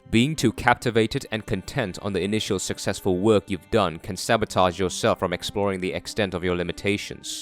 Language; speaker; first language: English; non-native, fluent; Korean